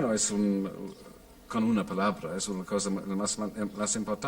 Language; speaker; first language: Spanish; non-native, fluent; English